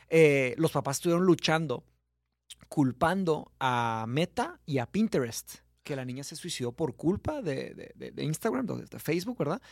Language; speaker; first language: Spanish; early bilingual, other home language; Portuguese